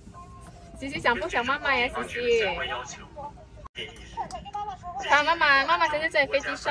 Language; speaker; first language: Chinese; non-native, fluent; Indonesian